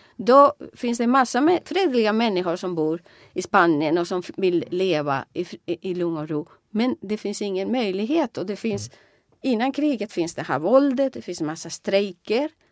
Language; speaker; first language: Swedish; non-native, fluent; Spanish